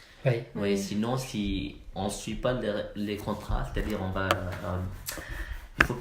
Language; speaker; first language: French; non-native, learner; Malay